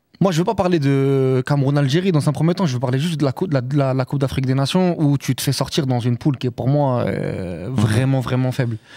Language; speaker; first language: French; native; French